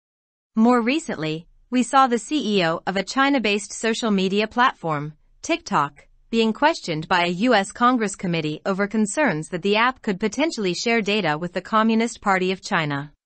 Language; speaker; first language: English; non-native, local second language; Urdu